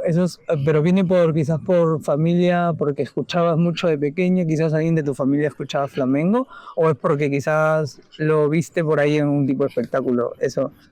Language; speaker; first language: Spanish; native; Spanish